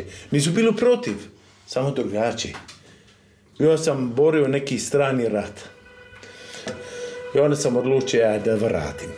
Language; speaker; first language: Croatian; non-native, learner; English